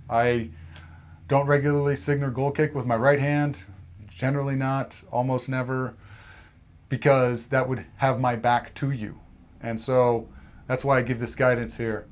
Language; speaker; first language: English; native; English